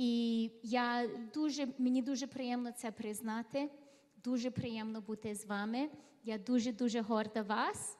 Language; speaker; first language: Ukrainian; early bilingual, heritage; Ukrainian